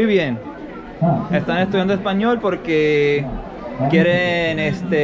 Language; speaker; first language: Spanish; early bilingual, heritage; Spanish